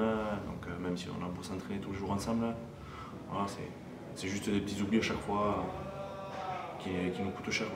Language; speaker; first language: French; native; French